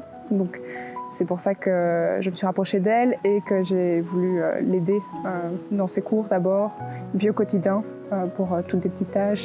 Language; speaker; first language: French; native; French